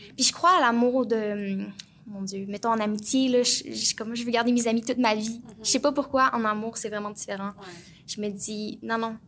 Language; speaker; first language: French; native; French